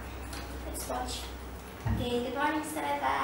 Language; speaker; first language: English; non-native, learner; Indonesian